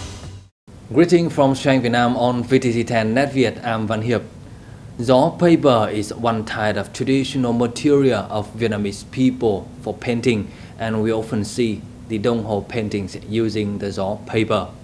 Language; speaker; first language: English; non-native, fluent; Vietnamese